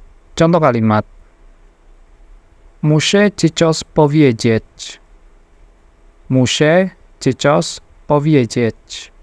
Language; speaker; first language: Polish; non-native, fluent; Indonesian